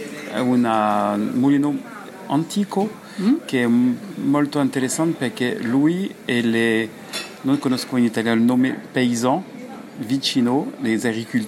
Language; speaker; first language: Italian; non-native, learner; French